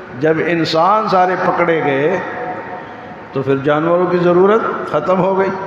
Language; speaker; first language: Urdu; non-native, local second language; Pashto